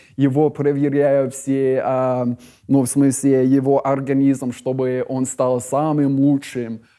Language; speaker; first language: Russian; non-native, fluent; English